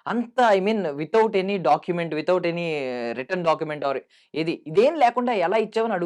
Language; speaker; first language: Telugu; native; Telugu